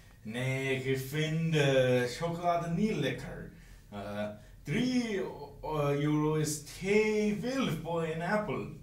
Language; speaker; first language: Dutch; non-native, learner; English